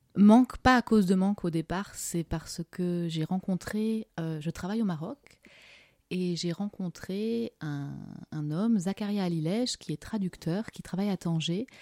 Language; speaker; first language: French; native; French